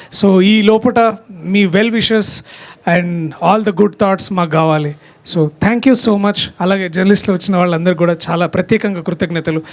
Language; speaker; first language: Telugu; native; Telugu